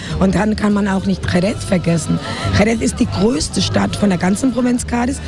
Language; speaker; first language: German; non-native, fluent; Spanish